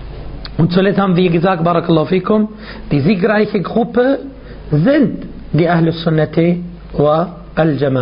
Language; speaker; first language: German; non-native, fluent; Arabic